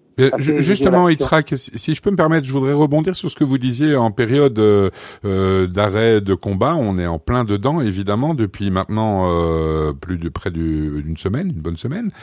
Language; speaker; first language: French; native; French